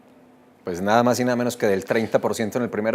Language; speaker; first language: Spanish; native; Spanish